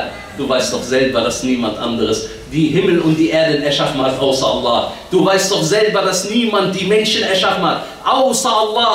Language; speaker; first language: German; early bilingual, other home language; Arabic